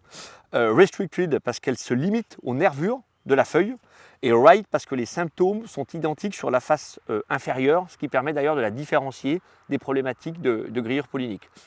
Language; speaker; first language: French; native; French